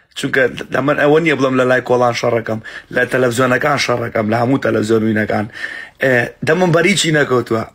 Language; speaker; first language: Central Kurdish; early bilingual, heritage; Central Kurdish